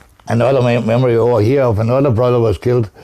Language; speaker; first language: English; non-native, fluent; Danish